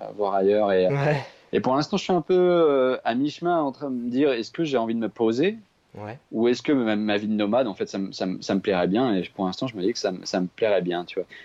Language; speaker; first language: French; native; French